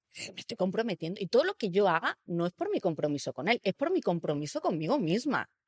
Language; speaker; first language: Spanish; native; Spanish